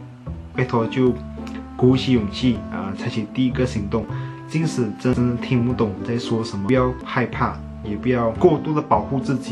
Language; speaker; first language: Chinese; early bilingual, heritage; Chinese